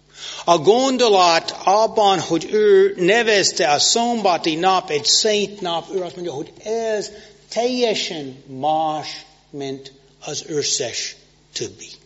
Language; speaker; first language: Hungarian; non-native, fluent; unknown